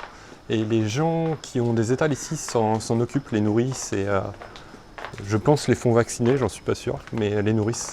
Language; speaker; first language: French; native; French